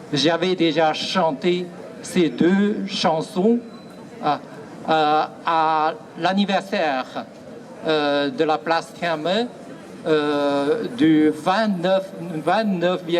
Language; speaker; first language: French; non-native, fluent; Chinese